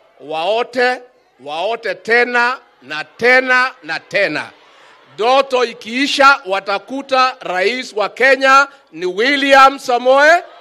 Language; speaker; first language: Swahili; non-native, local second language; Kikuyu